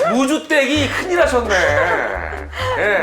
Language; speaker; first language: Korean; native; Korean